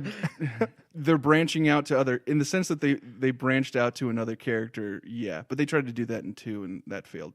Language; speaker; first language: English; native; English